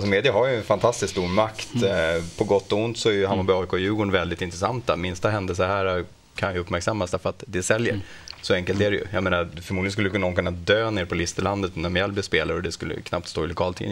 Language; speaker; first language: Swedish; native; Swedish